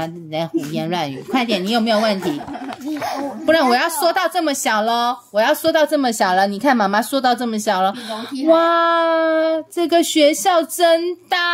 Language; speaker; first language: Chinese; native; Chinese